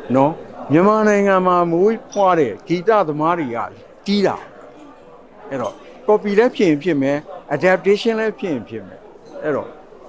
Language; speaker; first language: Burmese; native; Burmese